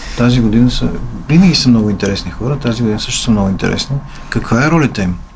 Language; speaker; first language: Bulgarian; native; Bulgarian